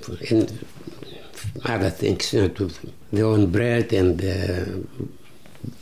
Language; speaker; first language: English; non-native, learner; Greek